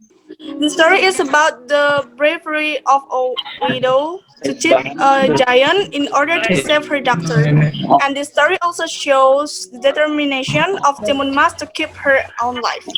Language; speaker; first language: English; non-native, learner; Indonesian